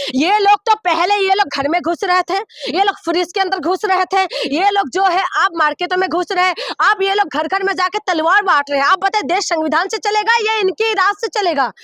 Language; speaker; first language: Hindi; non-native, local second language; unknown